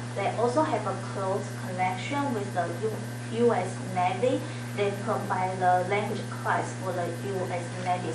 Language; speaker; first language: English; non-native, learner; Chinese